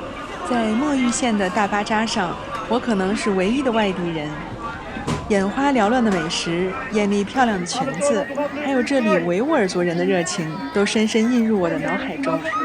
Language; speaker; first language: Chinese; native; Chinese